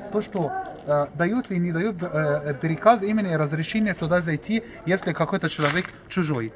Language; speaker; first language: Russian; non-native, learner; Arabic